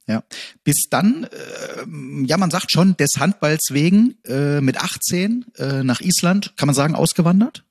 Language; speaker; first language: German; native; German